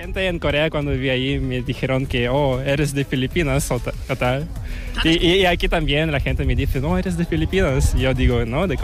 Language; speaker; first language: Spanish; non-native, fluent; Korean